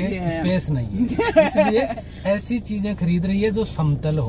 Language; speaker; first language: Hindi; native; Hindi